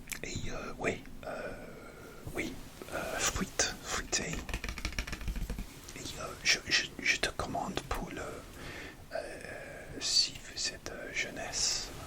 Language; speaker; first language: French; non-native, learner; English